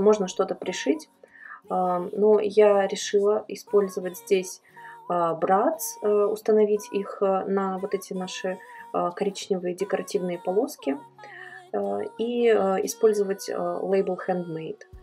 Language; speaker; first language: Russian; native; Russian